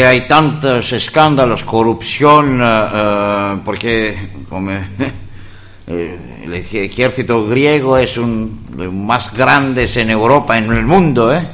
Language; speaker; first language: Spanish; non-native, learner; Greek